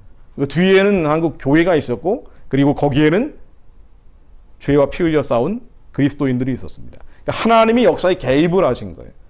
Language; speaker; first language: Korean; native; Korean